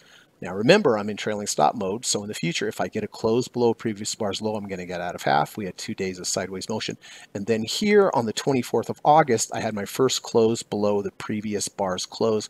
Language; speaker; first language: English; native; English